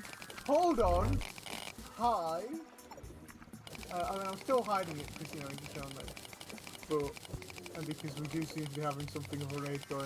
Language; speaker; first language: English; native; English